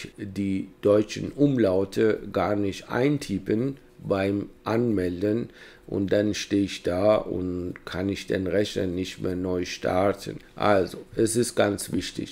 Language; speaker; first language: German; non-native, fluent; Persian